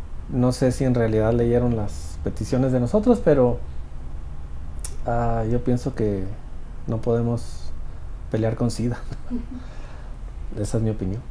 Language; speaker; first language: Spanish; native; Spanish